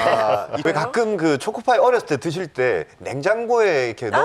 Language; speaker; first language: Korean; native; Korean